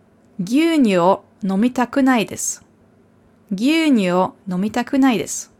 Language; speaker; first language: Japanese; non-native, fluent; German